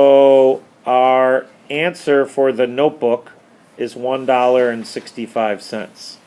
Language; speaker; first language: English; native; English